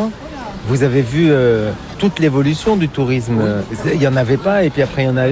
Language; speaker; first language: French; native; French